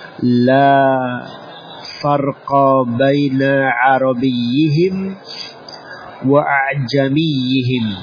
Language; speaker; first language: Arabic; non-native, fluent; Indonesian